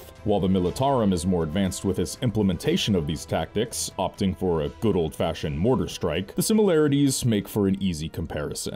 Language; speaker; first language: English; native; English